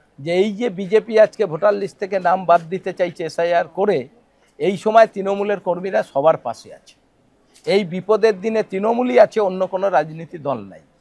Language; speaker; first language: Bangla; native; Bangla